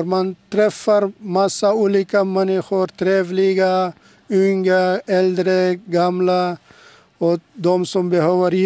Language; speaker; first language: Swedish; non-native, local second language; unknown